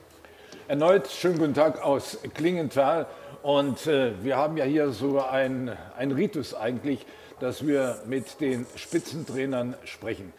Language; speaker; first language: German; native; German